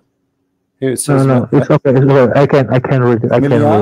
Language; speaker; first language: English; non-native, learner; Indonesian